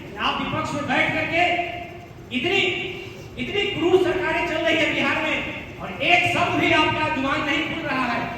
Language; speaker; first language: Hindi; native; Hindi